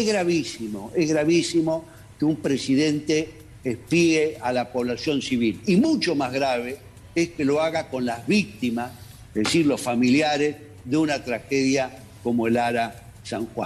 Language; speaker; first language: Spanish; native; Spanish